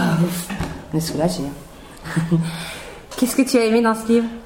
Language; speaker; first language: French; native; French